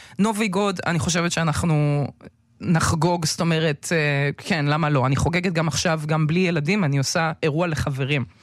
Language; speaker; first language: Hebrew; early bilingual, other home language; Russian